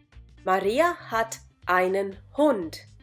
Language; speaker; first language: German; non-native, fluent; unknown